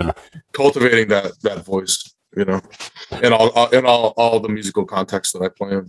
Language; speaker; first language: English; native; English